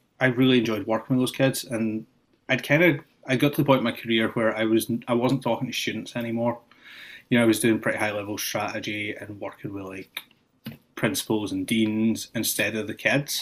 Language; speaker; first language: English; native; English